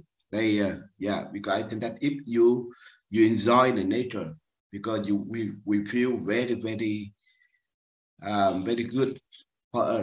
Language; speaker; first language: English; non-native, learner; Vietnamese